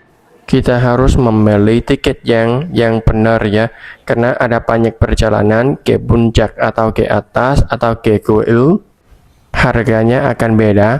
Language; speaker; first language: Indonesian; non-native, fluent; Vietnamese